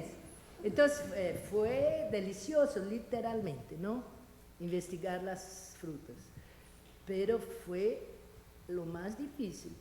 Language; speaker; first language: Spanish; non-native, fluent; Portuguese